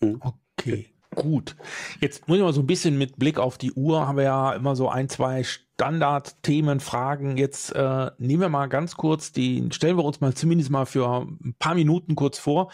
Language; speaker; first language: German; native; German